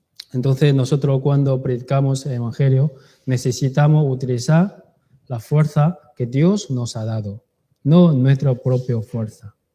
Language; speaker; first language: Spanish; non-native, learner; Chinese